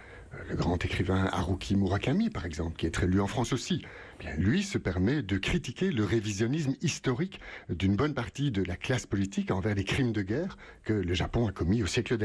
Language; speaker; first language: French; native; French